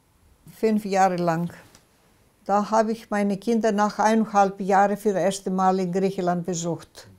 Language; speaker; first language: German; non-native, local second language; Greek